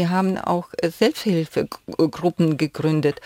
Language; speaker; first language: German; non-native, fluent; Ukrainian